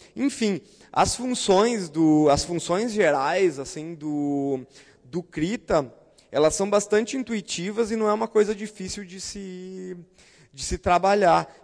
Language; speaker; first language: Portuguese; native; Portuguese